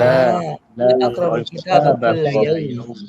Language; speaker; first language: Arabic; non-native, learner; Indonesian